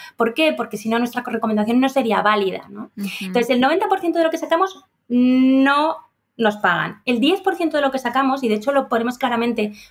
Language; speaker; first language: Spanish; native; Spanish